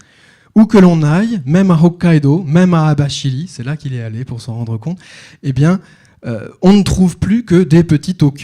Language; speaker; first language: French; native; French